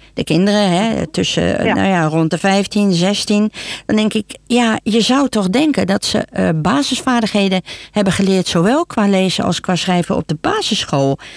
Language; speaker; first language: Dutch; native; Dutch